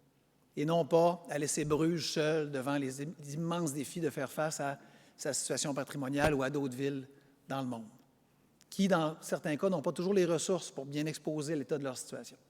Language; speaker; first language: French; native; French